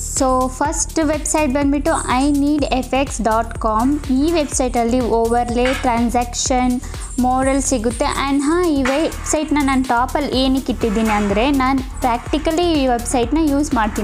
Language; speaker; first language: Kannada; native; Kannada